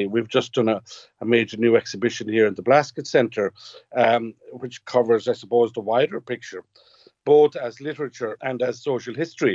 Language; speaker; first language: English; native; English